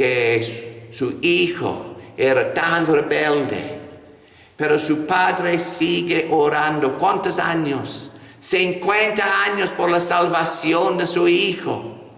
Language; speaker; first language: Spanish; non-native, fluent; English